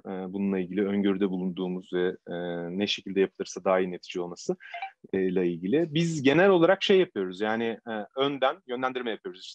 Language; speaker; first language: Turkish; native; Turkish